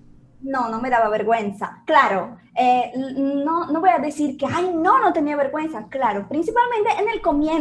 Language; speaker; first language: Spanish; non-native, fluent; Portuguese